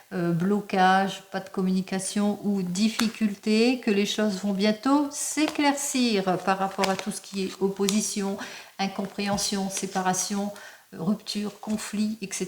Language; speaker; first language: French; native; French